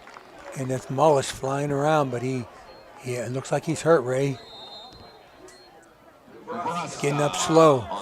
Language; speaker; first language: English; native; English